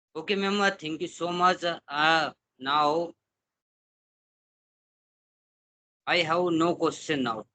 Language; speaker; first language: English; non-native, learner; Hindi